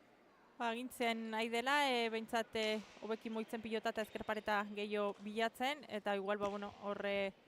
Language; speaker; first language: Basque; native; Basque